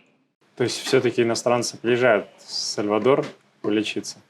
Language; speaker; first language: Russian; native; Russian